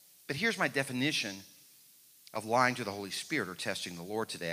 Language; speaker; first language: English; native; English